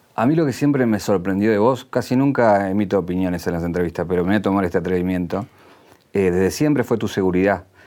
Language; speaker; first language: Spanish; native; Spanish